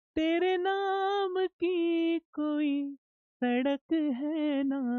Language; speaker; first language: Hindi; non-native, local second language; Gujarati